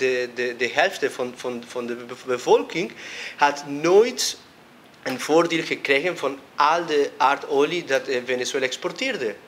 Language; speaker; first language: Dutch; non-native, fluent; Spanish